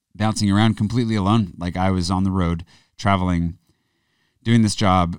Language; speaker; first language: English; native; English